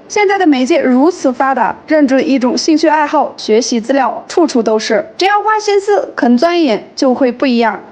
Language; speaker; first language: Chinese; non-native, local second language; Tibetan